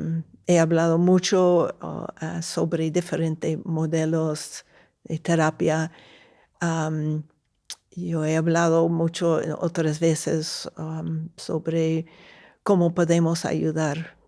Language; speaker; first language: Spanish; non-native, fluent; English